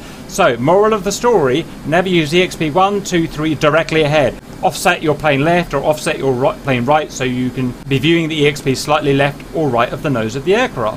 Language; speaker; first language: English; native; English